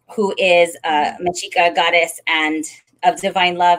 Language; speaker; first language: English; native; English